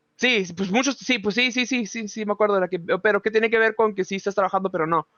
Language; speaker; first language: Spanish; early bilingual, heritage; Spanish